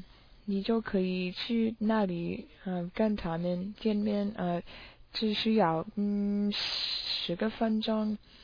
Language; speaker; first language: Chinese; non-native, learner; English